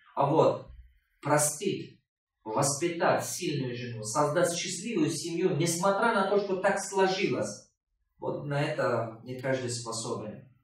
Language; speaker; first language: Russian; non-native, local second language; Tajik